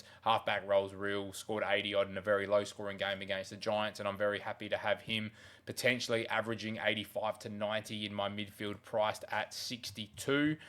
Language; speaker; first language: English; native; English